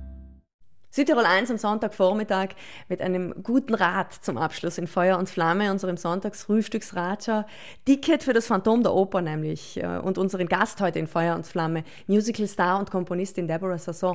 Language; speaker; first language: German; native; German